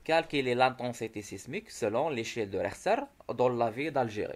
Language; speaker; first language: French; non-native, local second language; Arabic